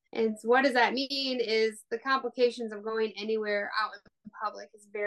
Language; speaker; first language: English; native; English